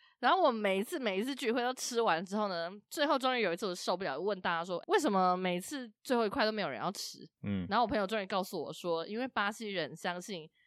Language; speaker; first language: Chinese; non-native, fluent; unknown